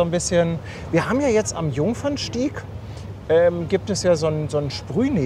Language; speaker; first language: German; native; German